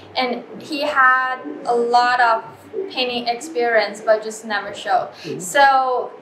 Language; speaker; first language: English; non-native, fluent; Chinese